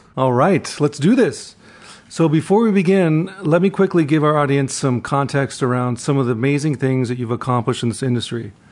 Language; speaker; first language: English; native; English